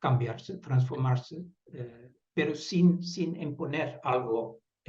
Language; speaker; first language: Spanish; non-native, fluent; Dutch